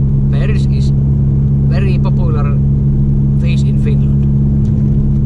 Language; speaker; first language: English; non-native, learner; Finnish